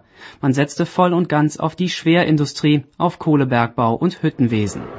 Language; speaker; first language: German; native; German